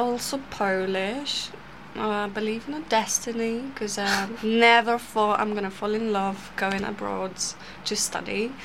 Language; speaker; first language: English; non-native, fluent; Polish